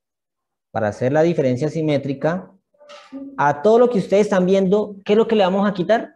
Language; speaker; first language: Spanish; native; Spanish